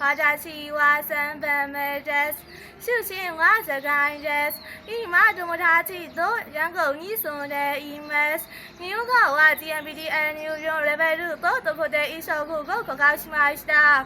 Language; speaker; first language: Japanese; non-native, learner; Burmese